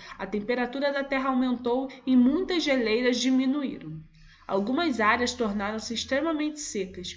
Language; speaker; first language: Portuguese; native; Portuguese